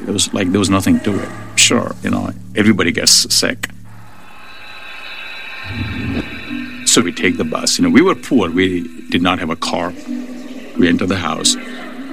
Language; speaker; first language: English; non-native, local second language; Urdu